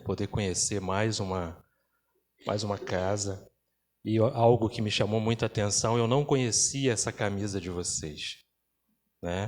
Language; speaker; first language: Portuguese; native; Portuguese